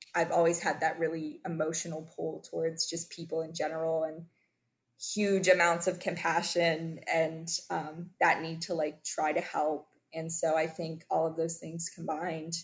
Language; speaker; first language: English; native; English